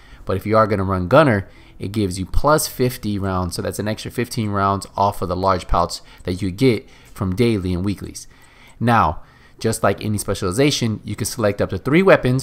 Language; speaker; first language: English; native; English